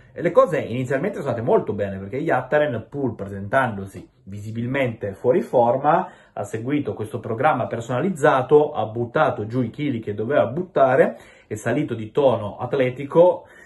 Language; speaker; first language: Italian; native; Italian